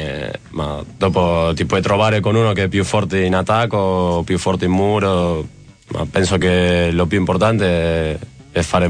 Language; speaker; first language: Italian; non-native, fluent; Spanish